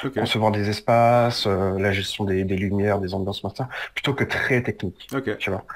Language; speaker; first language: French; native; French